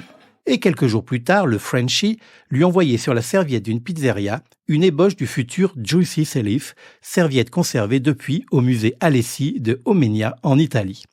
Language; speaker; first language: French; native; French